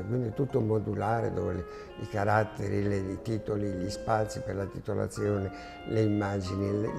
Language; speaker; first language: Italian; native; Italian